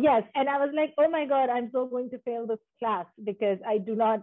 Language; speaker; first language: English; non-native, local second language; Hindi